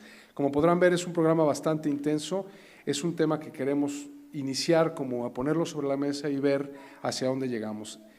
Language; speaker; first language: Spanish; native; Spanish